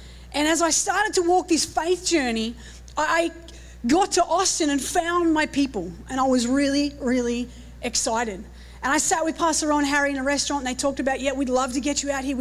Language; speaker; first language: English; native; English